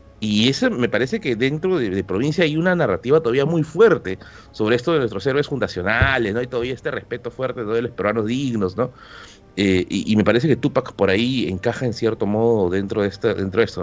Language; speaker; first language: Spanish; native; Spanish